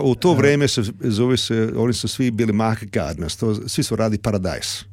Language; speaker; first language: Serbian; early bilingual, heritage; Serbian